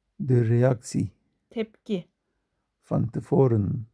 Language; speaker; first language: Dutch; non-native, learner; Turkish